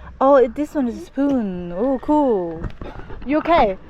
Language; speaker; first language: English; non-native, learner; Korean